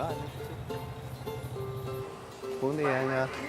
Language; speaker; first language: Vietnamese; early bilingual, heritage; Vietnamese